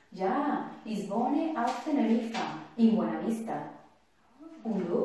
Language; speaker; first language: German; non-native, learner; Spanish